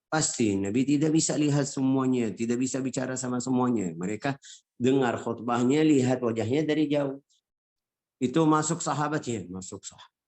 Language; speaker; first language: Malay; non-native, fluent; Arabic